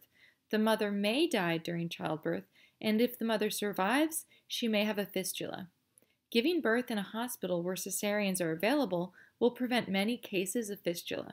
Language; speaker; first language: English; native; English